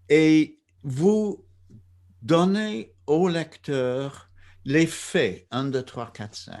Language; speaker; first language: French; non-native, fluent; English